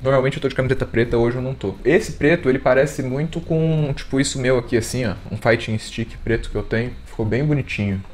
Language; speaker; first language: Portuguese; native; Portuguese